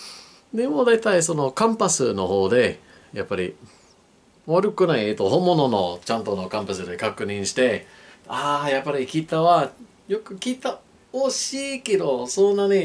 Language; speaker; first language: Japanese; non-native, learner; English